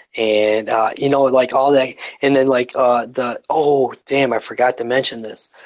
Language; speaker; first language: English; native; English